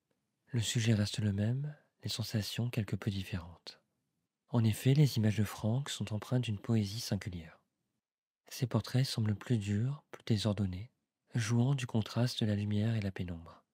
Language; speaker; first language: French; native; French